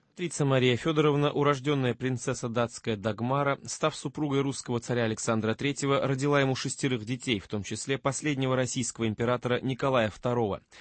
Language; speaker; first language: Russian; native; Russian